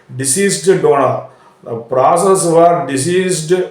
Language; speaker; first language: English; non-native, local second language; Tamil